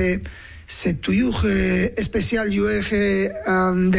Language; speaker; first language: French; non-native, learner; Spanish